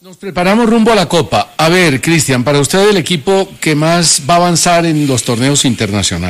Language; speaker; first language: Spanish; native; Spanish